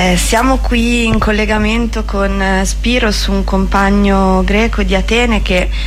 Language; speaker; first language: Italian; native; Italian